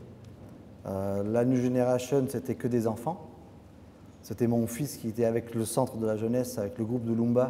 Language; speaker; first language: French; native; French